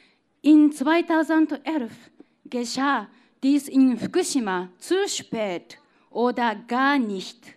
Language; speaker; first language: German; non-native, fluent; Japanese